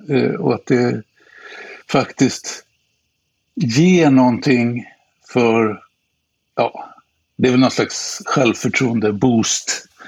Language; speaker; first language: Swedish; native; Swedish